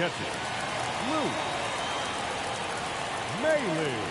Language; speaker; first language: English; native; English